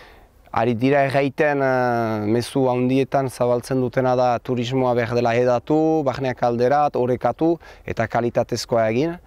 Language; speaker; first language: Basque; native; Basque